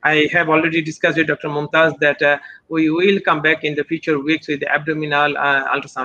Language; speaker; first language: English; non-native, local second language; Bangla